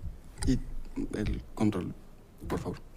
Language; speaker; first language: Spanish; native; Spanish